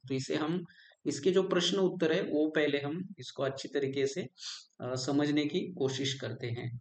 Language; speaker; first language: Hindi; non-native, local second language; Marathi